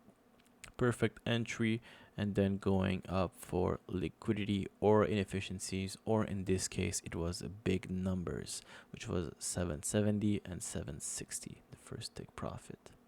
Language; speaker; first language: English; non-native, fluent; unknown